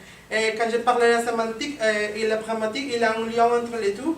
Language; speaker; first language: French; non-native, learner; Spanish